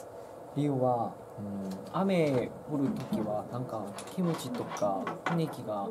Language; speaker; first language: Japanese; non-native, learner; Korean